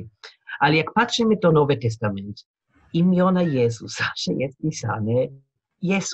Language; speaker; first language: Polish; non-native, learner; German